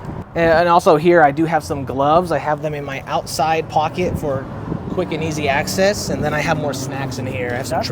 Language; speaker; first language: English; native; English